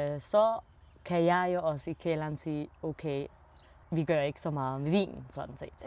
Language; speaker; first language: Danish; early bilingual, heritage; German